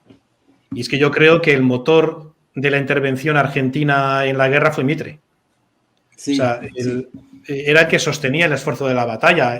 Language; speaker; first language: Spanish; native; Spanish